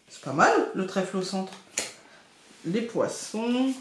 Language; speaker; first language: French; native; French